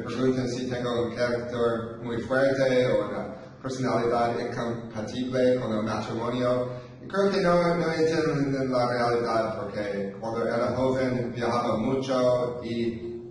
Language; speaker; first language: Spanish; non-native, fluent; English